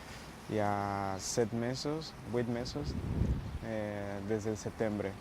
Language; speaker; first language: Catalan; non-native, learner; Spanish